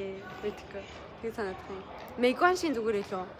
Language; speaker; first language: Mongolian; native; Mongolian